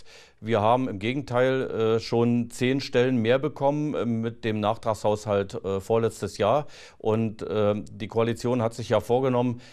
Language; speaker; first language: German; native; German